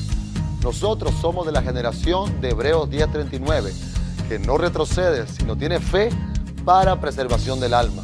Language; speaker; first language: Spanish; native; Spanish